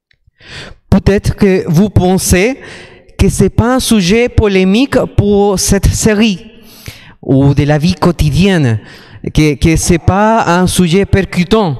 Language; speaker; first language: French; non-native, fluent; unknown